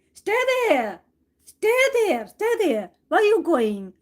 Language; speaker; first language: English; non-native, local second language; Malayalam